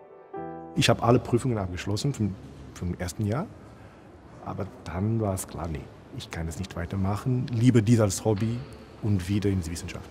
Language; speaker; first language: German; non-native, fluent; Portuguese